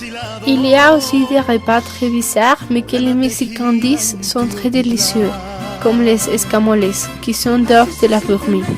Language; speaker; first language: French; non-native, learner; Spanish